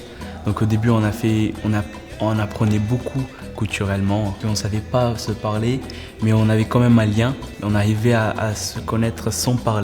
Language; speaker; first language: French; early bilingual, other home language; Portuguese